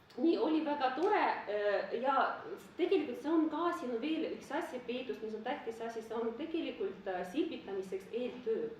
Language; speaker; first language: Estonian; non-native, local second language; Russian